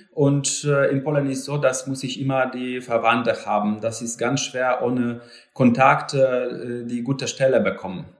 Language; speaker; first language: German; non-native, learner; Polish